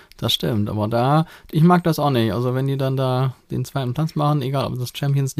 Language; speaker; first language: German; native; German